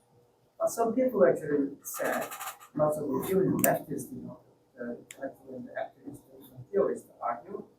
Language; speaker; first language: English; non-native, learner; Korean